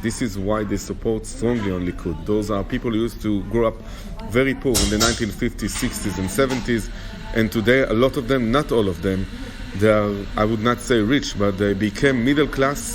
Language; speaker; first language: English; non-native, fluent; Hebrew